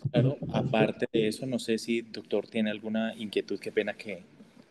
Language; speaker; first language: Spanish; native; Spanish